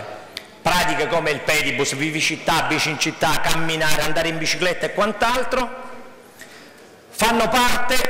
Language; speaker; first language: Italian; native; Italian